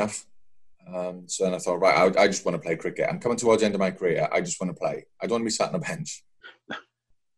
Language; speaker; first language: English; native; English